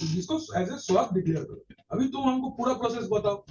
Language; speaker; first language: Hindi; non-native, local second language; Bangla